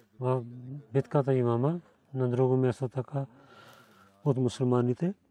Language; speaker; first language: Bulgarian; non-native, learner; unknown